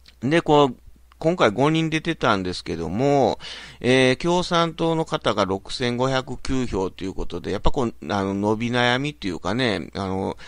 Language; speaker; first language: Japanese; native; Japanese